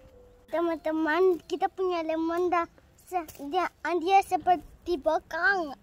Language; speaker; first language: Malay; early bilingual, heritage; Spanish